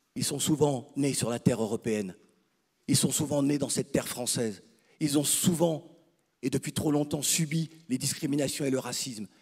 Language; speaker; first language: French; native; French